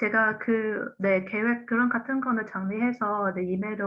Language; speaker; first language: Korean; non-native, fluent; Cantonese